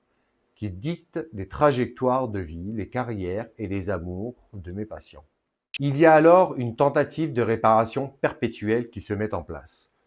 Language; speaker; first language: French; native; French